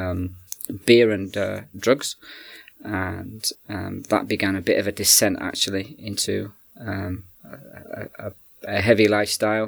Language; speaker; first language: English; native; English